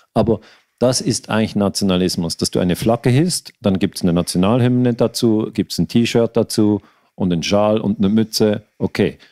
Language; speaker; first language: German; native; German